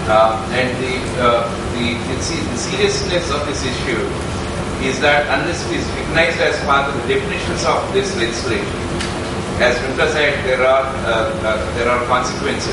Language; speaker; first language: English; non-native, local second language; Telugu